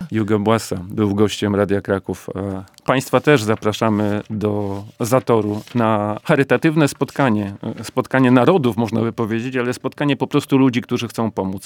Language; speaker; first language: Polish; native; Polish